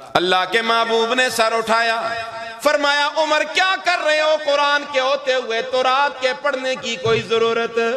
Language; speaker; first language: Urdu; non-native, local second language; Northern Hindko